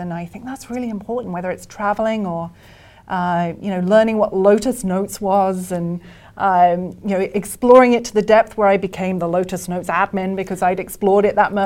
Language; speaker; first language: English; native; English